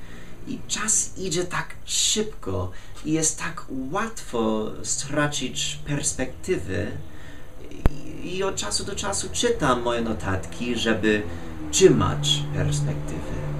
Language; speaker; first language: Polish; non-native, fluent; English